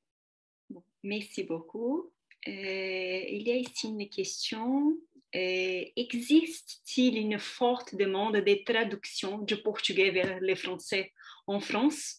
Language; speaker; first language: French; non-native, fluent; Portuguese